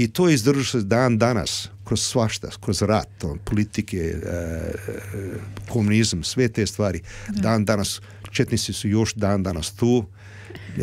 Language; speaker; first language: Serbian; early bilingual, heritage; Croatian